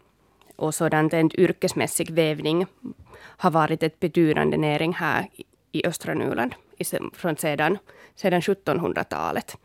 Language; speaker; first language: Swedish; non-native, local second language; Finnish